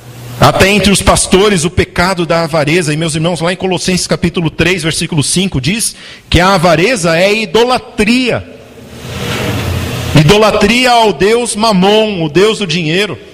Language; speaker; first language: Portuguese; native; Portuguese